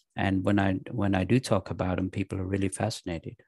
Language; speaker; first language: English; native; English